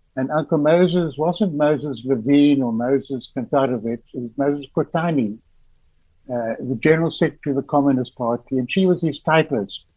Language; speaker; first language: English; native; English